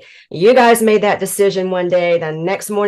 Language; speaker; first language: English; native; English